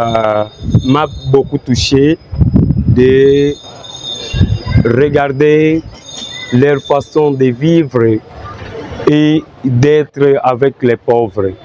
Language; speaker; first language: French; non-native, learner; Portuguese